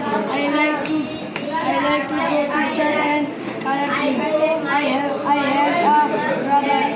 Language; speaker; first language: English; non-native, learner; Bangla